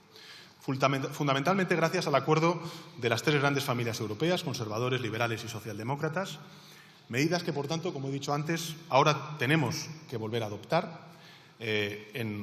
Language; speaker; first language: Spanish; native; Spanish